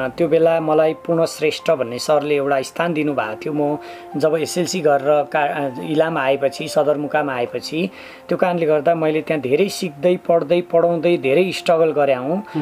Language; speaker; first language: Nepali; native; Nepali